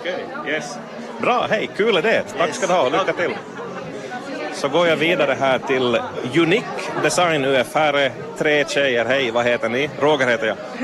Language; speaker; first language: Swedish; native; Swedish